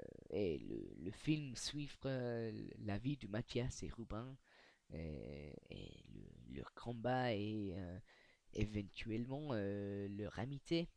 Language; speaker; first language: French; non-native, learner; English